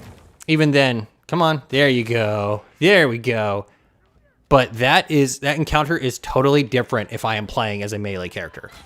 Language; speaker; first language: English; native; English